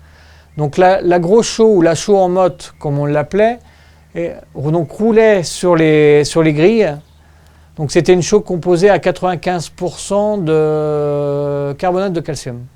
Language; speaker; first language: French; native; French